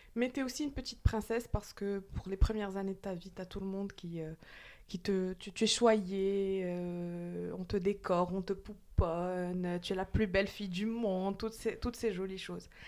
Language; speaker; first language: French; non-native, local second language; Arabic